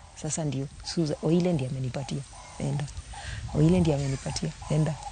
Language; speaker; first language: Swahili; non-native, local second language; Luo (Kenya and Tanzania)